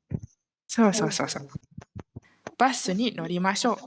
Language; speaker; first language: Japanese; non-native, fluent; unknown